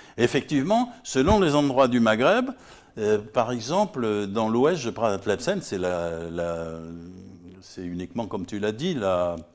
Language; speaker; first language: French; native; French